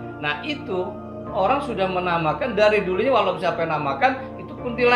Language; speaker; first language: Indonesian; native; Indonesian